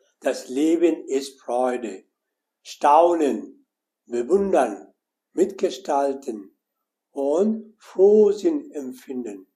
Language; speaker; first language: German; non-native, learner; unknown